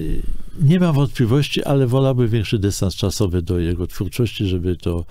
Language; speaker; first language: Polish; native; Polish